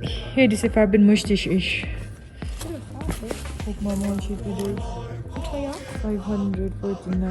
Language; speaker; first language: German; non-native, learner; Filipino